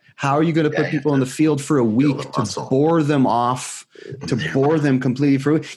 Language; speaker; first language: English; non-native, fluent; Hebrew